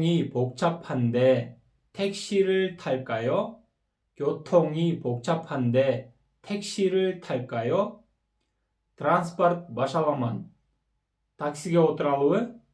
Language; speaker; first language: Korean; non-native, fluent; Kyrgyz